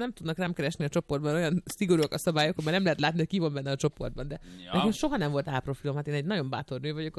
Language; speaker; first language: Hungarian; native; Hungarian